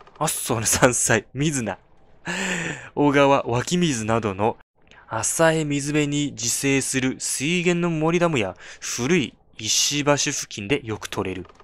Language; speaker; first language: Japanese; non-native, fluent; Chinese